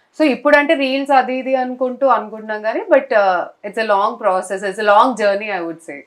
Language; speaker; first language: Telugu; non-native, local second language; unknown